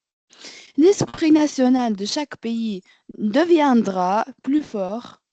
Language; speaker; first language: French; non-native, learner; Arabic